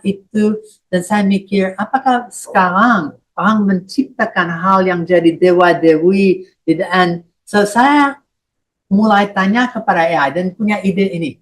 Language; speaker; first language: Indonesian; non-native, fluent; English